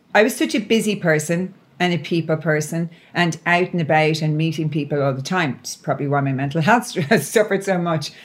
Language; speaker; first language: English; native; English